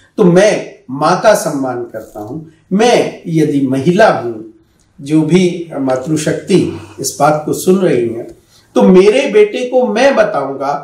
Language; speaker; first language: Hindi; native; Hindi